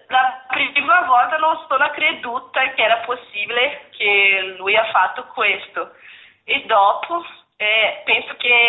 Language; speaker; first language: Italian; non-native, learner; Portuguese